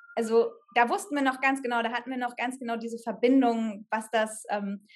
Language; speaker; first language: German; native; German